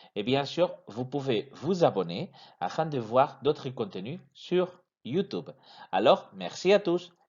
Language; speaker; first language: French; non-native, fluent; Spanish